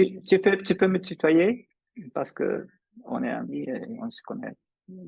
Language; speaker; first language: French; non-native, fluent; English